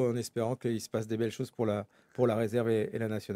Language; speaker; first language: French; native; French